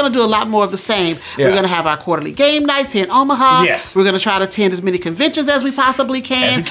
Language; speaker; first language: English; native; English